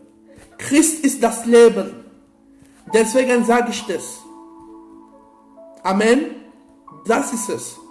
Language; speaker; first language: German; non-native, fluent; French